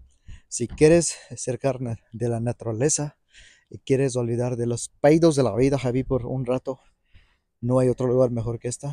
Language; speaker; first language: Spanish; non-native, fluent; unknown